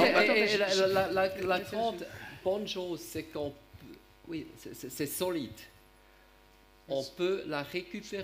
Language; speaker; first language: French; non-native, learner; German